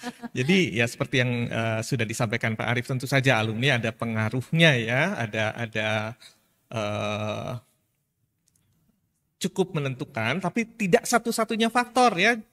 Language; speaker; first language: Indonesian; native; Indonesian